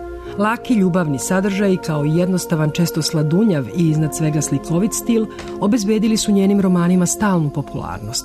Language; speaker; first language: Serbian; native; Serbian